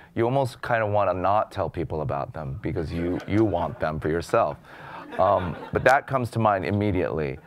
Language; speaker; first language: English; native; English